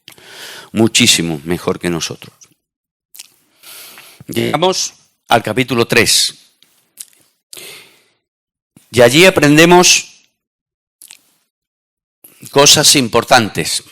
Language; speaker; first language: Spanish; native; Spanish